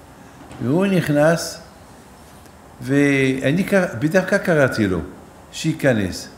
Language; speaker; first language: Hebrew; non-native, fluent; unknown